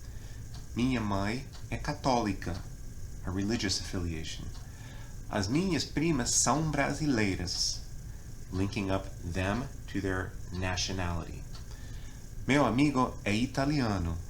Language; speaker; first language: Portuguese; non-native, fluent; English